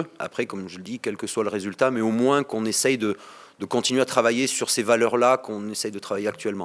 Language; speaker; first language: French; native; French